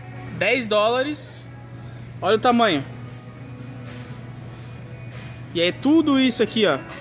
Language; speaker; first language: Portuguese; native; Portuguese